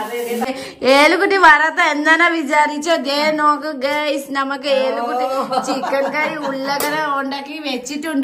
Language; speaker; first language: Malayalam; non-native, learner; Nepali